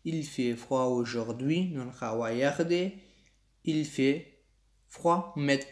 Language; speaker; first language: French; non-native, learner; Pashto